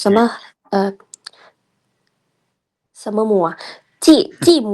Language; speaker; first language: Chinese; non-native, learner; Lao